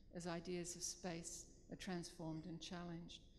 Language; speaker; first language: English; native; English